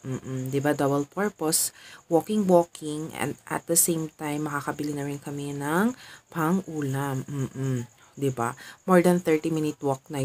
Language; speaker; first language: Filipino; non-native, local second language; Iloko